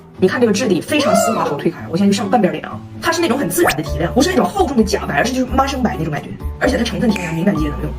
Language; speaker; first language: Chinese; native; Chinese